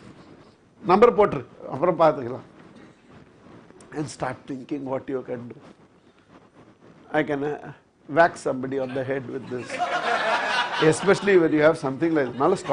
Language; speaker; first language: English; non-native, local second language; Tamil